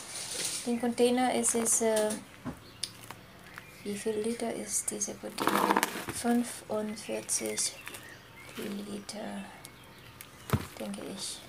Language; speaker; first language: German; non-native, fluent; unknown